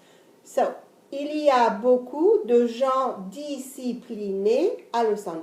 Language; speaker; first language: French; non-native, fluent; English